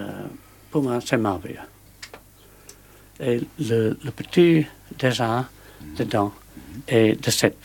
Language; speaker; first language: French; non-native, learner; English